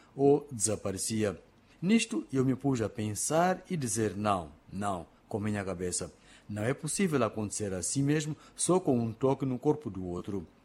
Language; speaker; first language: Portuguese; non-native, local second language; Makhuwa